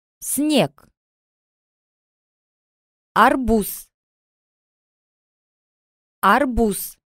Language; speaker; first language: Russian; non-native, learner; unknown